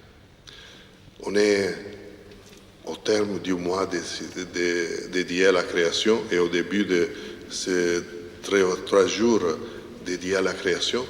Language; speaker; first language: French; non-native, fluent; Italian